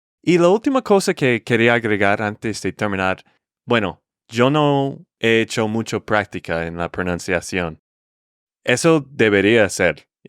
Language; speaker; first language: Spanish; non-native, fluent; English